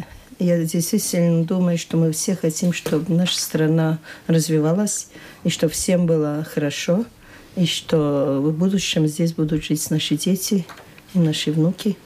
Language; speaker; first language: Russian; non-native, local second language; Latvian